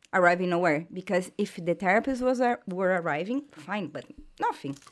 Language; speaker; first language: English; non-native, fluent; Portuguese